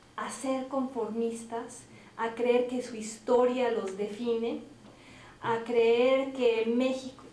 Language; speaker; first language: Spanish; native; Spanish